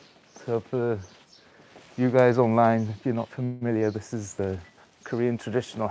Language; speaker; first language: English; native; English